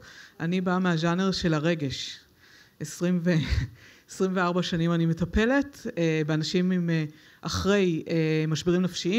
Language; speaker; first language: Hebrew; native; Hebrew